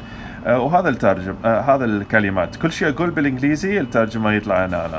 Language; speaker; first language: Arabic; non-native, fluent; English